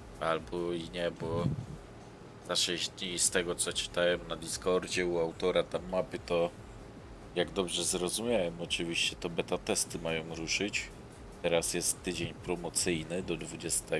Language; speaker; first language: Polish; native; Polish